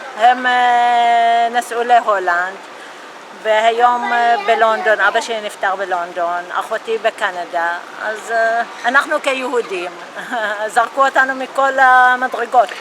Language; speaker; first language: Hebrew; non-native, fluent; Arabic